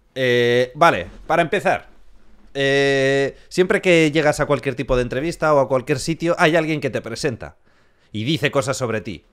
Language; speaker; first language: Spanish; native; Spanish